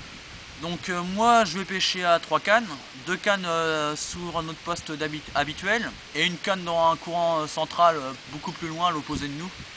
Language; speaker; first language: French; native; French